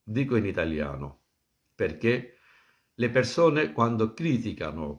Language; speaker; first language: Italian; non-native, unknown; Bangla